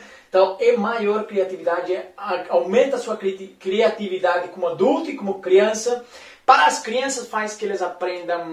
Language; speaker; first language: Portuguese; non-native, fluent; Spanish